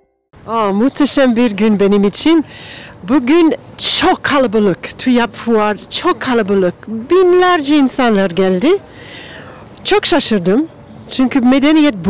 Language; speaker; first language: Turkish; non-native, learner; English